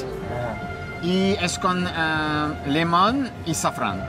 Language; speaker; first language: Spanish; non-native, fluent; French